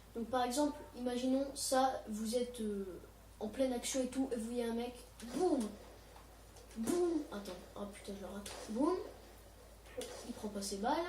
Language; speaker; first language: French; native; French